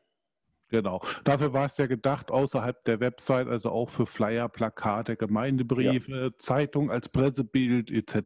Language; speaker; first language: German; native; German